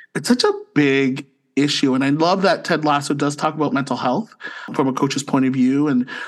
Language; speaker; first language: English; native; English